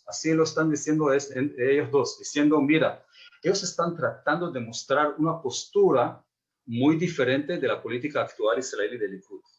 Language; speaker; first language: Spanish; non-native, fluent; Hebrew